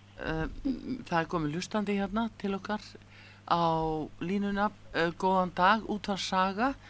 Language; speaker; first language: Icelandic; native; Icelandic